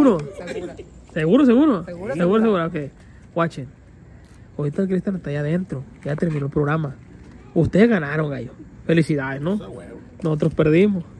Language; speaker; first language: Spanish; native; Spanish